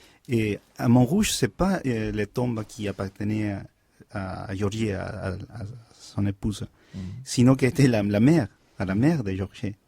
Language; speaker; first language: French; non-native, fluent; Spanish